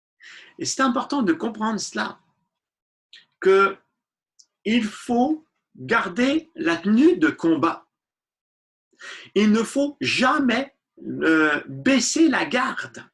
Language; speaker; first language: French; native; French